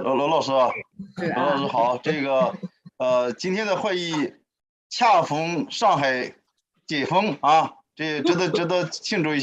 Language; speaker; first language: Chinese; native; Chinese